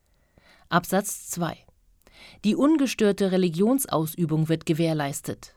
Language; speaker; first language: German; native; German